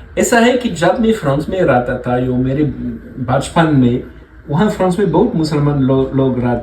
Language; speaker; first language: Hindi; non-native, learner; French